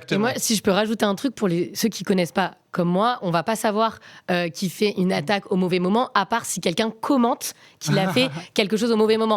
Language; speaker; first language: French; native; French